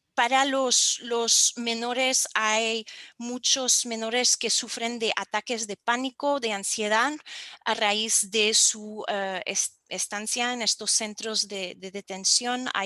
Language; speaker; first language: Spanish; non-native, fluent; French